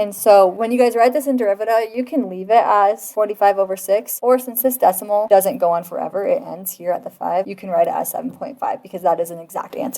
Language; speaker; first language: English; native; English